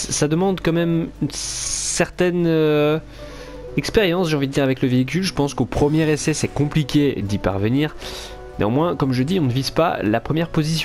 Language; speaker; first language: French; native; French